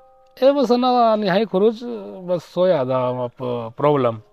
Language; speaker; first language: Arabic; non-native, learner; Hindi